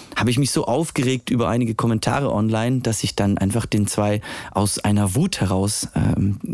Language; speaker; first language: German; native; German